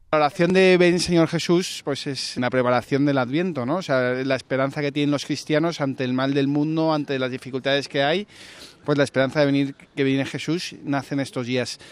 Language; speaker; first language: Spanish; native; Spanish